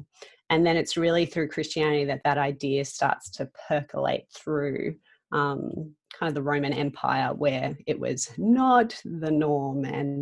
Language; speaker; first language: English; native; English